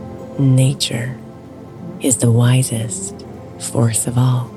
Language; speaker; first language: English; native; English